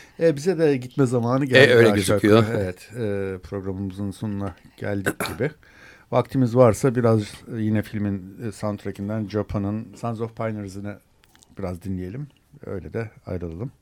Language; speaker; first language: Turkish; native; Turkish